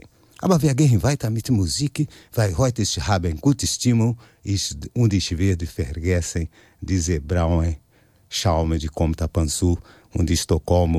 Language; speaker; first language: German; non-native, fluent; Portuguese